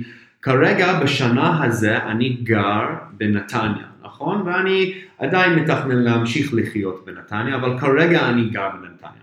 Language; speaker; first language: Hebrew; non-native, fluent; English